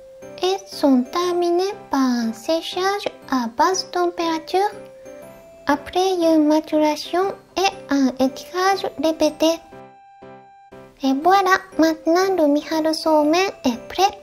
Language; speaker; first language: French; non-native, fluent; Japanese